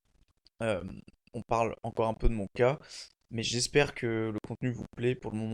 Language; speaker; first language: French; native; French